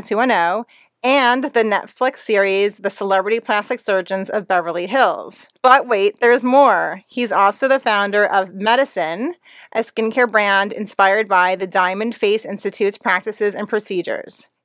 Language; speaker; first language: English; native; English